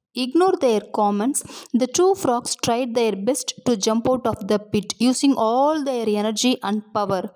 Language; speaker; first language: English; non-native, local second language; Tamil